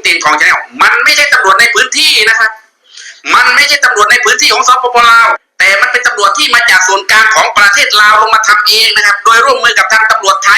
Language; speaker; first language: Thai; native; Thai